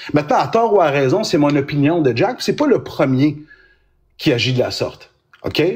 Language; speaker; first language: French; early bilingual, other home language; Arabic